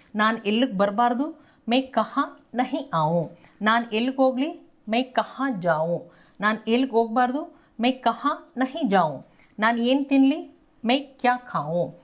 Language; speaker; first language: Kannada; native; Kannada